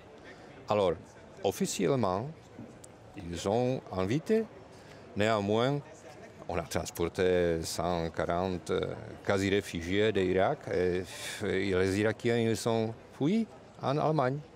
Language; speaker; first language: French; non-native, fluent; Czech